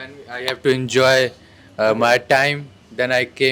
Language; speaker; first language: English; non-native, learner; Hindi